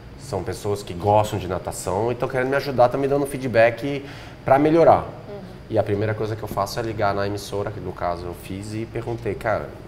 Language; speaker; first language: Portuguese; native; Portuguese